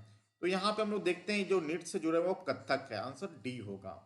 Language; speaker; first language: Hindi; native; Hindi